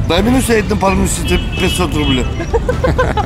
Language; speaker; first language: Russian; non-native, learner; Turkish